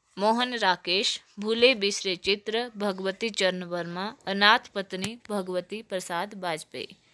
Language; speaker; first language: Hindi; native; Hindi